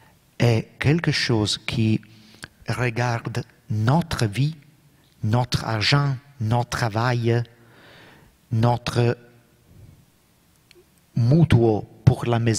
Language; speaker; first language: French; non-native, learner; Italian